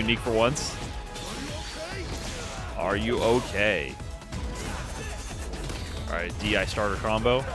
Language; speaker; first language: English; native; English